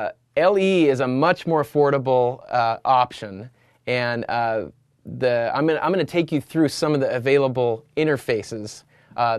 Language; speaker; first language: English; native; English